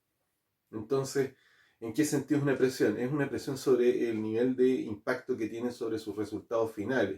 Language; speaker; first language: Spanish; native; Spanish